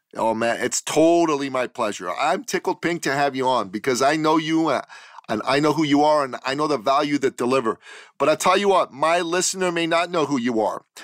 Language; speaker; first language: English; native; English